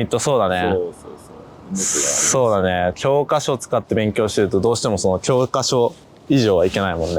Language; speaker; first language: Japanese; native; Japanese